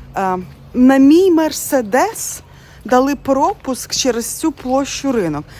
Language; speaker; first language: Ukrainian; non-native, local second language; Russian